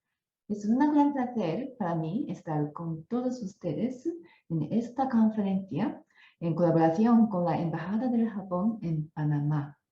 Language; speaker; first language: Spanish; non-native, fluent; Japanese